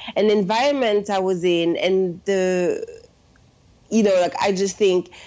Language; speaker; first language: English; non-native, fluent; French